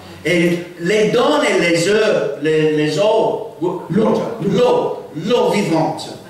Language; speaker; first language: French; non-native, fluent; English